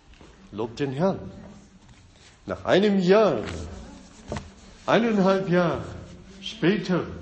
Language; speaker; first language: German; non-native, fluent; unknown